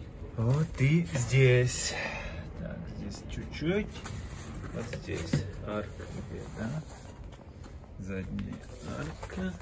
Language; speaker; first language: Russian; early bilingual, heritage; Russian